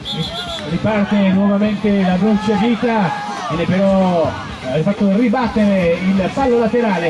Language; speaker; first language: Italian; native; Italian